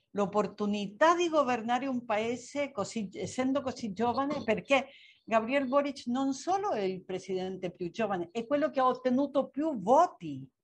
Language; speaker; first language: Italian; non-native, fluent; Spanish